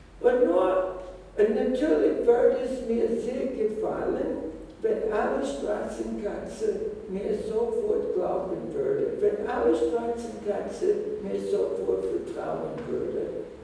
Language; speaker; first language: German; non-native, fluent; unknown